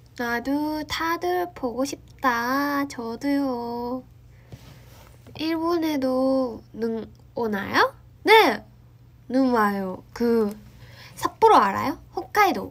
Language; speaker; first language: Korean; non-native, learner; Japanese